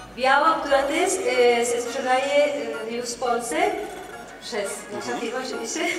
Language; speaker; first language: Polish; non-native, learner; Spanish